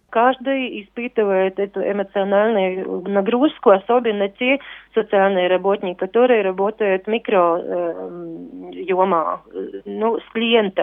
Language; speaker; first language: Russian; non-native, local second language; Latvian